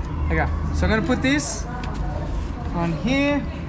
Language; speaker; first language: English; native; English